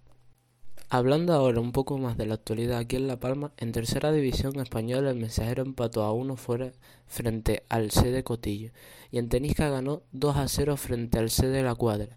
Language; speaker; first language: Spanish; native; Spanish